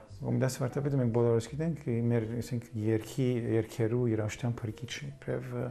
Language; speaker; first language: Armenian; early bilingual, heritage; Armenian